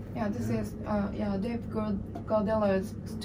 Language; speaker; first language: English; non-native, learner; Japanese